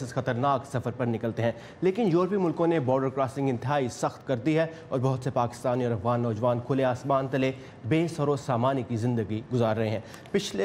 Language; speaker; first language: Urdu; native; Urdu